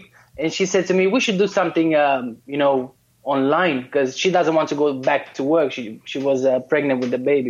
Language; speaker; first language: English; non-native, fluent; Romanian